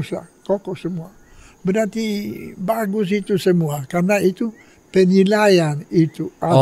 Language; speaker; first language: Indonesian; non-native, fluent; Polish